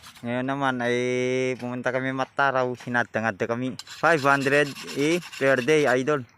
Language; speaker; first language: Filipino; non-native, local second language; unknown